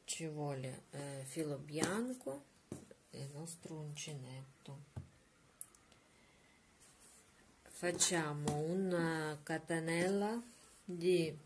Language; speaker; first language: Italian; non-native, learner; Russian